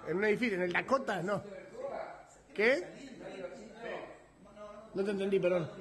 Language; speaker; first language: Spanish; native; Spanish